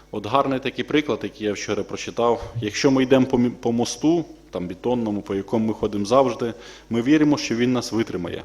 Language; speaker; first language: Ukrainian; native; Ukrainian